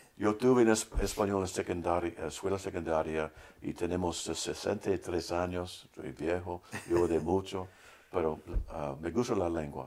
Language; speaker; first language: Spanish; non-native, learner; English